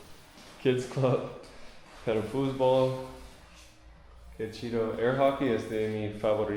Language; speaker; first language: Spanish; non-native, fluent; English